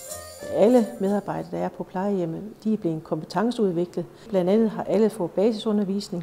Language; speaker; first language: Danish; native; Danish